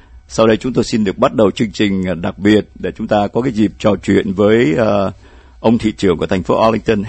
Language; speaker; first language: Vietnamese; native; Vietnamese